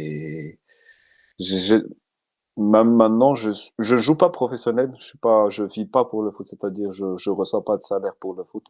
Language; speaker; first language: French; non-native, local second language; Malagasy